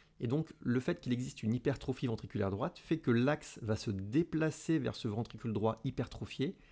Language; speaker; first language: French; native; French